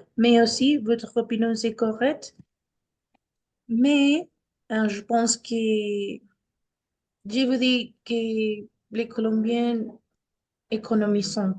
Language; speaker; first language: French; non-native, learner; Spanish